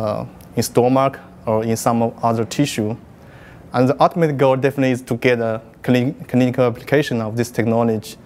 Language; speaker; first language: English; non-native, fluent; Chinese